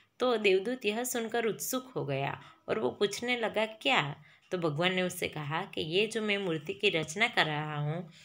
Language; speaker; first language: Hindi; non-native, local second language; Gujarati